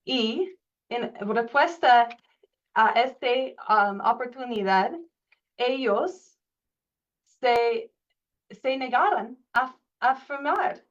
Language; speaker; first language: Spanish; non-native, learner; English